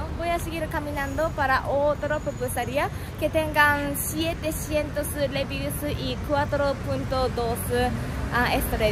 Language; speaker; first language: Spanish; non-native, learner; Japanese